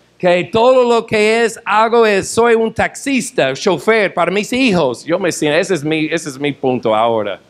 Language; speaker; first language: Spanish; non-native, fluent; English